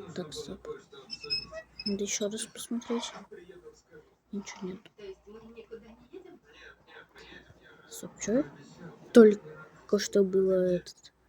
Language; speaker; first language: Russian; native; Russian